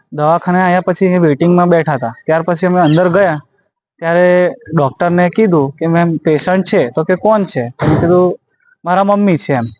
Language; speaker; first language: Gujarati; native; Gujarati